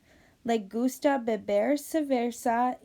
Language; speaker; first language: Spanish; non-native, learner; English